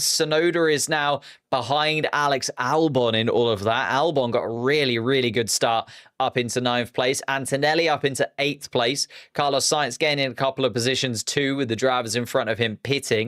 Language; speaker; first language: English; native; English